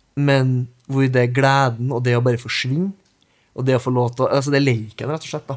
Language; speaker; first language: Norwegian; native; Norwegian